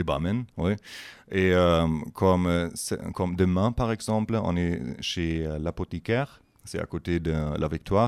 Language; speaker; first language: French; non-native, fluent; German